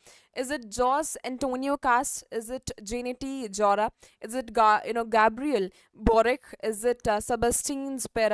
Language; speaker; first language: English; non-native, local second language; Hindi